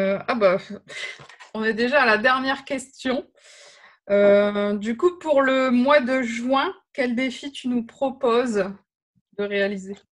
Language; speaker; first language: French; native; French